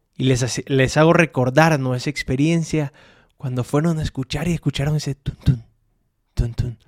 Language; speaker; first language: Spanish; native; Spanish